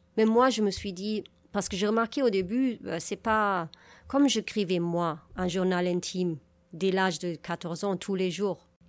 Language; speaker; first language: French; non-native, fluent; German